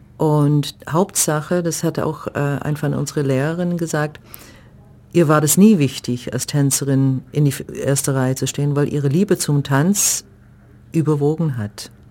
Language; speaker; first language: German; non-native, fluent; English